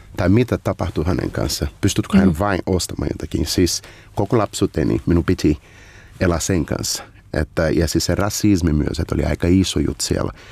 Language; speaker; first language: Finnish; non-native, fluent; Portuguese